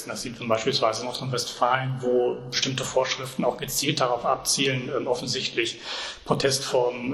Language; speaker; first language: German; native; German